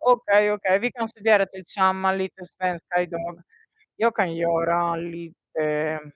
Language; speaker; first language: Swedish; non-native, learner; Italian